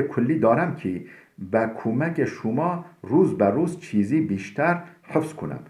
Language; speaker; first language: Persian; non-native, fluent; Turkish